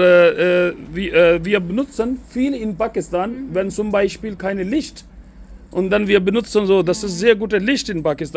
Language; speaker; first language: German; non-native, learner; Urdu